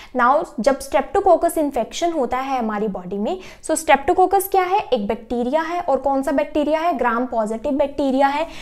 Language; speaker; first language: Hindi; native; Hindi